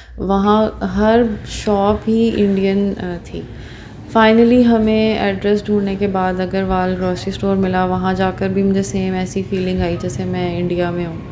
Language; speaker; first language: Urdu; non-native, local second language; Punjabi